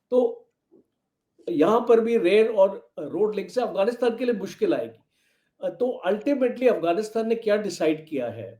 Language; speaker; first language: Hindi; native; Hindi